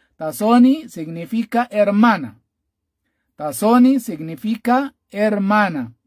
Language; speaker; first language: Spanish; non-native, fluent; Arabic